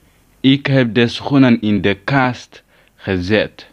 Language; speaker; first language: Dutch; non-native, learner; Tigrinya